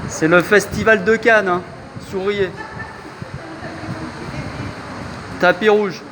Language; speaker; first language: French; native; French